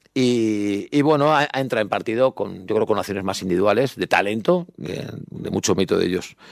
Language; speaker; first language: Spanish; native; Spanish